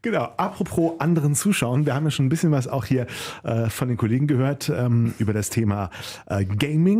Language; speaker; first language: German; native; German